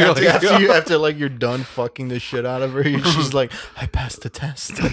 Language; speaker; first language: English; native; English